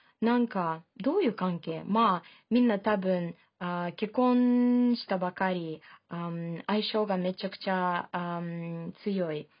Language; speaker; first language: Japanese; non-native, fluent; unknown